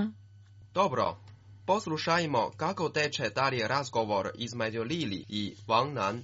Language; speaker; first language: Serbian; non-native, fluent; Chinese